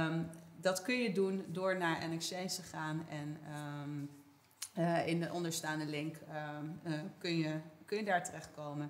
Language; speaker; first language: Dutch; native; Dutch